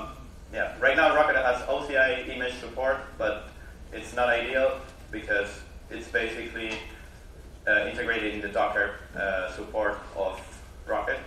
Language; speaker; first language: English; non-native, fluent; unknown